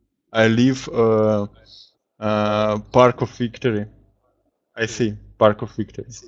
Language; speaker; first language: English; non-native, learner; Russian